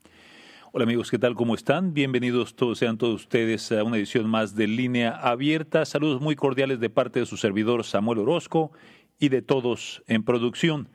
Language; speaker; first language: Spanish; native; Spanish